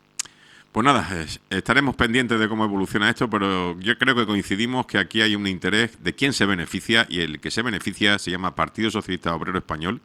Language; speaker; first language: Spanish; native; Spanish